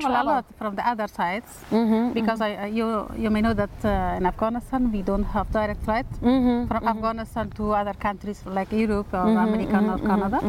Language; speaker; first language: English; non-native, fluent; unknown